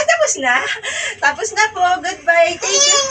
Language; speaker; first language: Filipino; native; Filipino